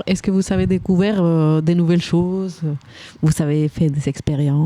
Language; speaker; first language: French; native; French